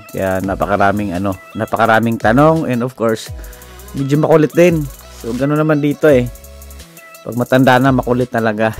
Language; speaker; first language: Filipino; non-native, local second language; Cebuano